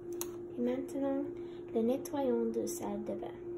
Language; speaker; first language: French; non-native, learner; English